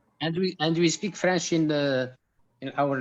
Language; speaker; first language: English; non-native, local second language; Arabic